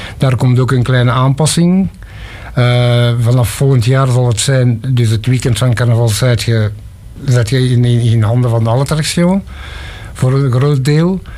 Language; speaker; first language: Dutch; native; Dutch